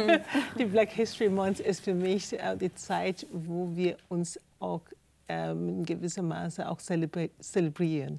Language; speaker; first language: German; non-native, fluent; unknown